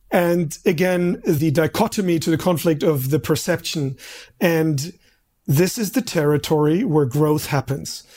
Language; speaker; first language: English; non-native, fluent; German